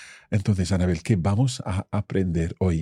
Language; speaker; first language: Spanish; non-native, fluent; English